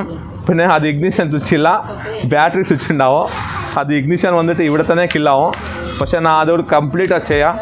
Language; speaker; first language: Malayalam; non-native, fluent; Tamil